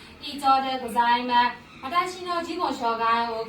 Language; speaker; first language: Japanese; non-native, learner; Burmese